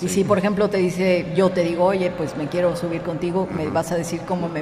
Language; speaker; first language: Spanish; native; Spanish